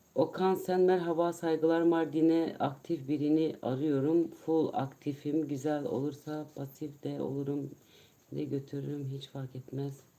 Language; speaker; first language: Turkish; native; Turkish